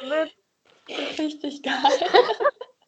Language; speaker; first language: German; non-native, learner; Italian